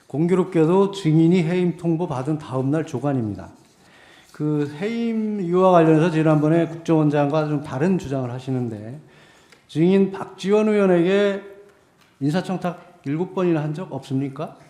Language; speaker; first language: Korean; native; Korean